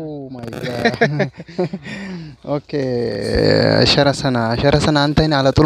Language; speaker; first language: Arabic; non-native, learner; Oromo